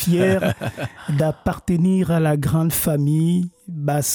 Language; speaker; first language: French; non-native, local second language; Basaa